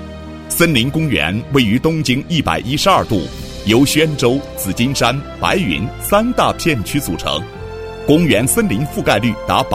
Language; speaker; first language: Chinese; native; Chinese